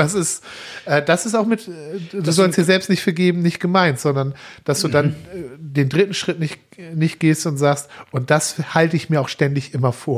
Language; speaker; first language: German; native; German